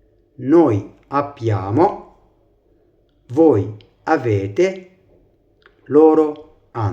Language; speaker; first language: Italian; non-native, fluent; Arabic